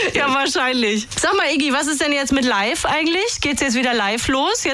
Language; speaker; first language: German; native; German